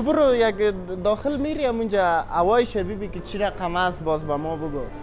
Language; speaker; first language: Persian; native; Persian